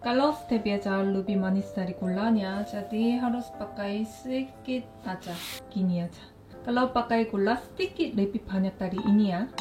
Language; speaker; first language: Indonesian; non-native, fluent; Korean